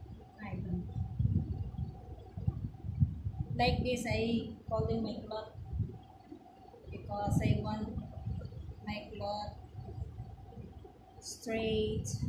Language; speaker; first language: English; non-native, learner; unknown